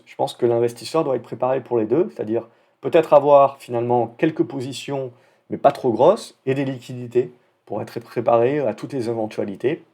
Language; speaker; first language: French; native; French